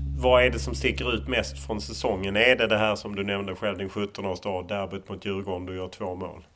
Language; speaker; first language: Swedish; native; Swedish